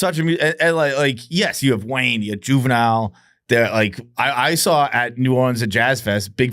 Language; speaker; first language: English; native; English